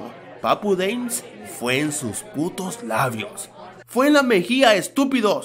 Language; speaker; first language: Spanish; native; Spanish